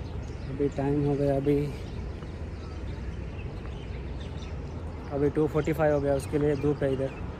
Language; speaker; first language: Hindi; non-native, local second language; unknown